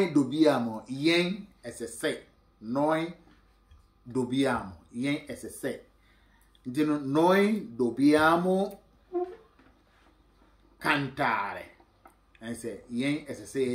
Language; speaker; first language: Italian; non-native, learner; Akan